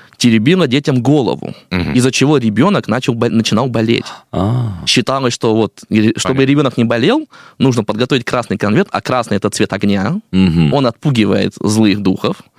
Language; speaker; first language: Russian; non-native, fluent; Chinese